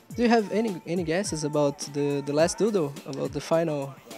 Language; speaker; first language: English; non-native, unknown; Portuguese